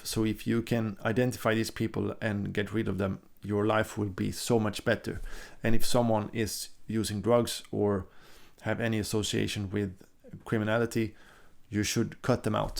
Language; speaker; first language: English; non-native, fluent; Swedish